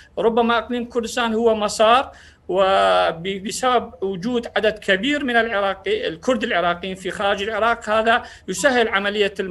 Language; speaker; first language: Arabic; non-native, local second language; Central Kurdish